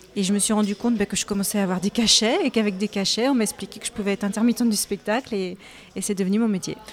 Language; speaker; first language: French; native; French